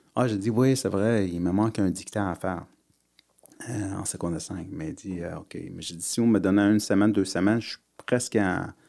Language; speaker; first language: French; early bilingual, other home language; Persian